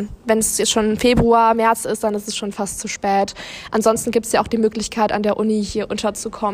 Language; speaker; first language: German; native; German